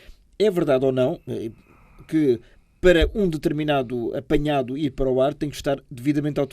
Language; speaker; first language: Portuguese; native; Portuguese